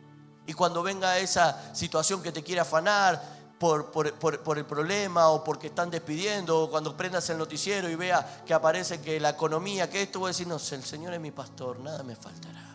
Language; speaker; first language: Spanish; native; Spanish